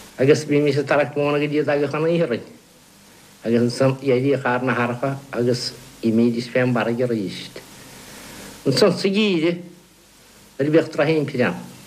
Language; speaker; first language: Irish; native; Irish